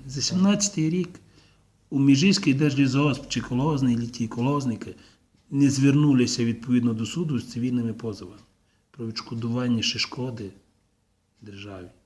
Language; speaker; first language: Ukrainian; native; Ukrainian